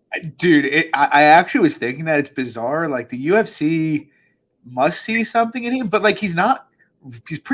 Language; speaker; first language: English; native; English